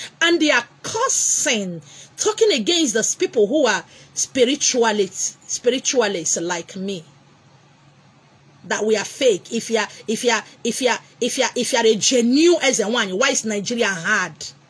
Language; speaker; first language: English; non-native, local second language; Igbo